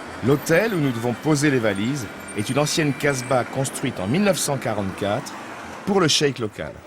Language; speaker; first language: French; native; French